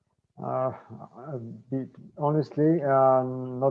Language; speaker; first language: English; non-native, learner; Bulgarian